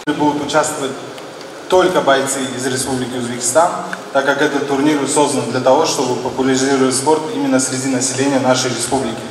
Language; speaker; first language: Russian; non-native, local second language; Uzbek